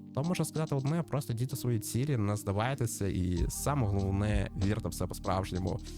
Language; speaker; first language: Ukrainian; non-native, local second language; Russian